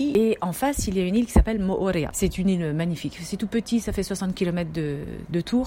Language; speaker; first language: French; native; French